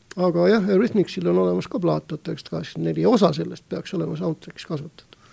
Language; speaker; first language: Estonian; native; Estonian